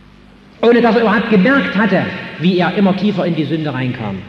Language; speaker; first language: German; native; German